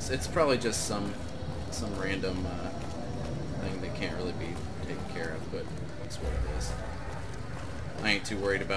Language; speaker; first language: English; native; English